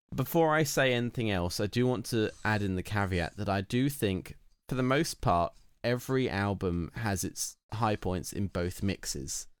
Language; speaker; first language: English; native; English